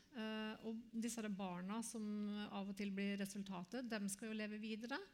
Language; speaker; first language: Norwegian; native; Norwegian